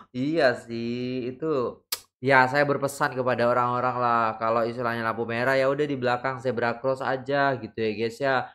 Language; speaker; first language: Indonesian; native; Indonesian